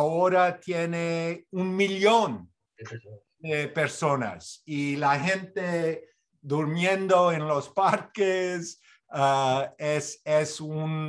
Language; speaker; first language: Spanish; non-native, fluent; English